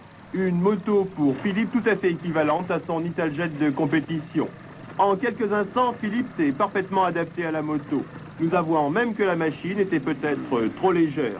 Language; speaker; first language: French; native; French